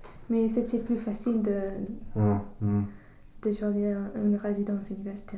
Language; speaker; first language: French; non-native, learner; English